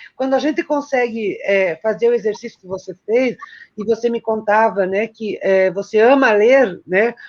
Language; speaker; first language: Portuguese; native; Portuguese